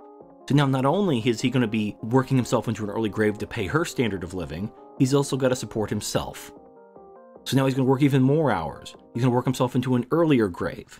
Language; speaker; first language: English; native; English